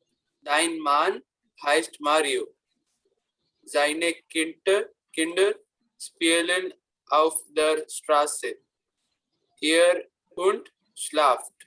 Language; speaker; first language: German; non-native, learner; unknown